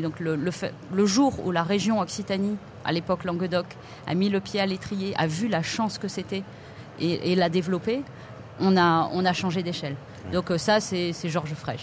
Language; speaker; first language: French; native; French